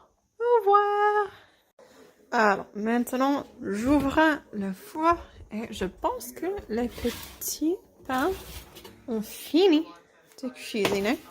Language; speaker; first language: French; non-native, fluent; English